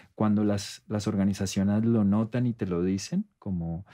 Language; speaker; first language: Spanish; native; Spanish